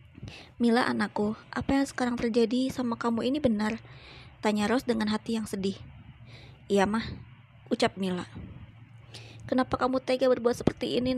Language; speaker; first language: Indonesian; native; Indonesian